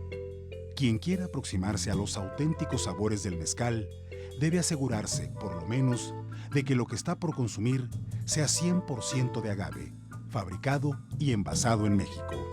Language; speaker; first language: Spanish; native; Spanish